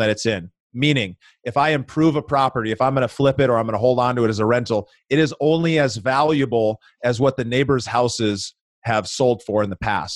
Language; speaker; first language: English; native; English